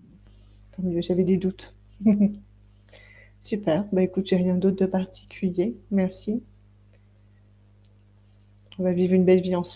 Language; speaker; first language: French; native; French